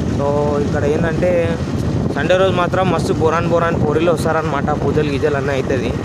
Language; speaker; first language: Telugu; non-native, local second language; Tamil